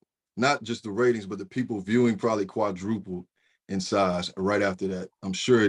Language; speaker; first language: English; native; English